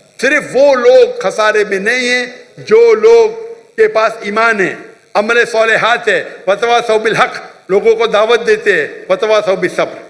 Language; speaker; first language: Urdu; non-native, local second language; Konkani